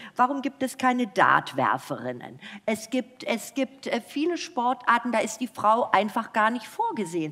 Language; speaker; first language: German; native; German